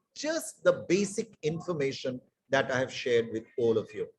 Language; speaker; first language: English; non-native, local second language; Bangla